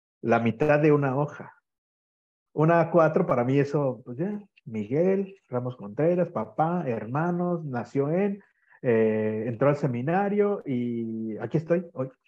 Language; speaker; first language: Spanish; native; Spanish